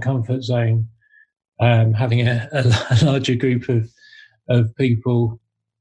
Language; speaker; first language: English; native; English